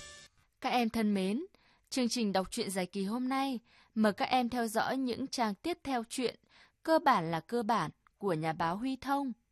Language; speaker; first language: Vietnamese; native; Vietnamese